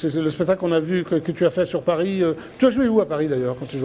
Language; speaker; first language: French; native; French